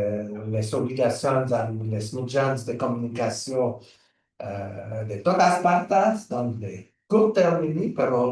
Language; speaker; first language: Catalan; non-native, learner; French